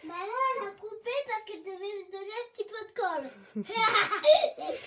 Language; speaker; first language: French; native; French